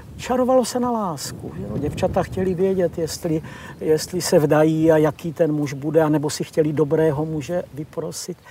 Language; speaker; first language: Czech; native; Czech